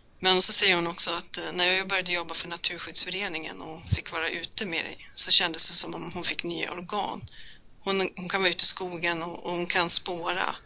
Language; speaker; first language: Swedish; native; Swedish